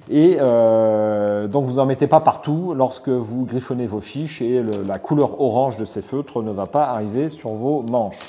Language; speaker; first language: French; native; French